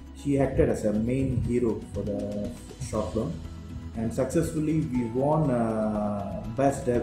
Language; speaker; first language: English; non-native, local second language; Tamil